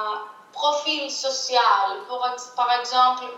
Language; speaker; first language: French; non-native, fluent; Greek